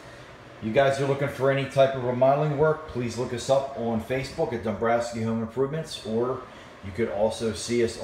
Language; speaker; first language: English; native; English